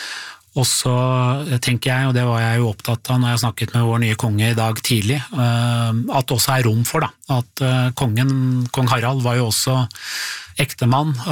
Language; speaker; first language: Norwegian; native; Norwegian